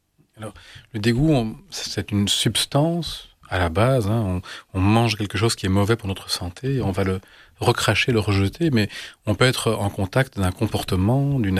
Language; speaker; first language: French; native; French